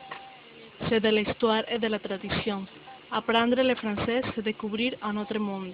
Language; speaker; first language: French; non-native, learner; Spanish